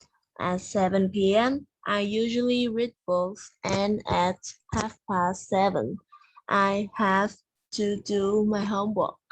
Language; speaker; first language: English; non-native, learner; Vietnamese